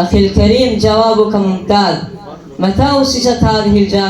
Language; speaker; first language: Arabic; non-native, learner; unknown